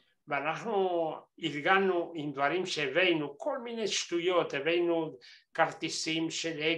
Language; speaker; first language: Hebrew; non-native, fluent; Spanish